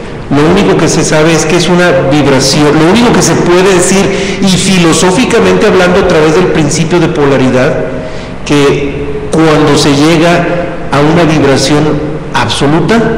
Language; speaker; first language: Spanish; native; Spanish